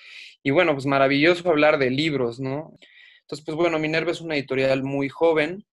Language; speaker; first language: Spanish; native; Spanish